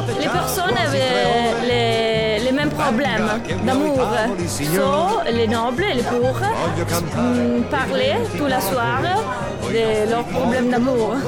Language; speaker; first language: French; non-native, fluent; Italian